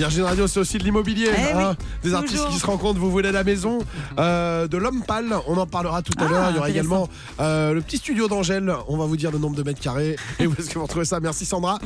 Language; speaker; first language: French; native; French